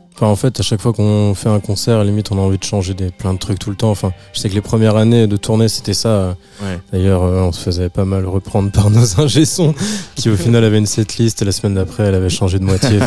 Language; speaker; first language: French; native; French